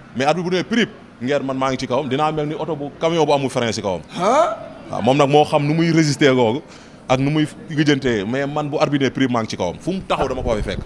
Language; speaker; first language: Wolof; non-native, local second language; Serer